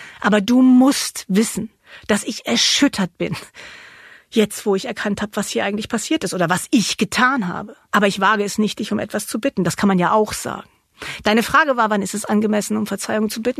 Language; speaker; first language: German; native; German